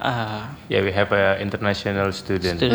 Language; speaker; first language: English; non-native, learner; Indonesian